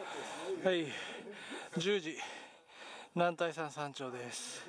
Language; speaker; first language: Japanese; native; Japanese